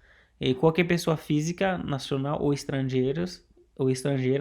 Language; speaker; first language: Portuguese; non-native, local second language; Haitian Creole